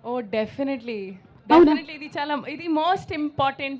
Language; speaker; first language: Telugu; non-native, local second language; Hindi